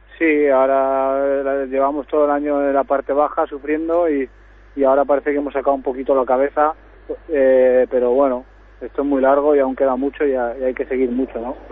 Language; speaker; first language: Spanish; native; Spanish